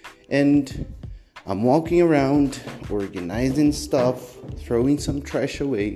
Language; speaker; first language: English; non-native, fluent; Portuguese